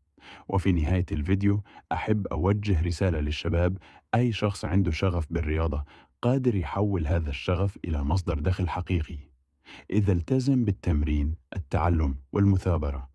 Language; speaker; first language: Arabic; native; Arabic